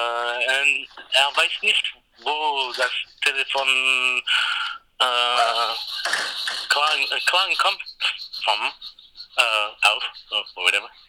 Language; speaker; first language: German; non-native, learner; English